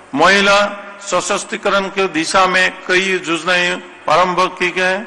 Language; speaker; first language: Hindi; non-native, local second language; Assamese